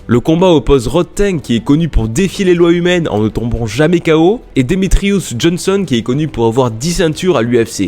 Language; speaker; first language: French; native; French